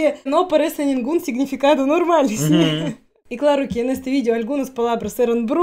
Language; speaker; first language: Spanish; non-native, learner; Russian